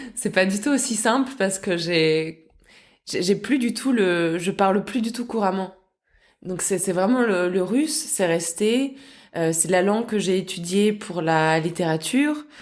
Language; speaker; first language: French; early bilingual, other home language; Russian